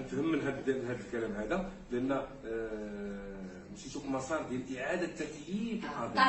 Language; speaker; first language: Arabic; native; Arabic